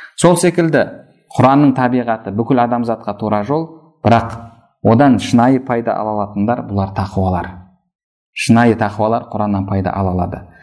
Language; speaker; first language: Kazakh; native; Kazakh